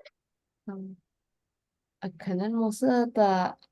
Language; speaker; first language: Chinese; non-native, learner; Indonesian